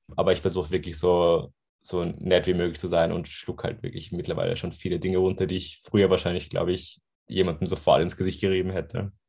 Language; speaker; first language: German; native; German